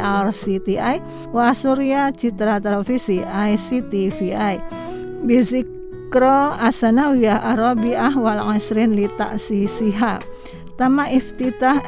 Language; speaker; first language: Arabic; non-native, fluent; Indonesian